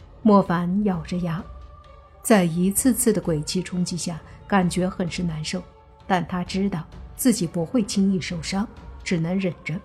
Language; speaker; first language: Chinese; native; Chinese